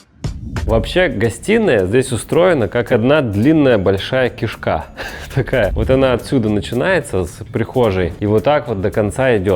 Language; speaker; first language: Russian; native; Russian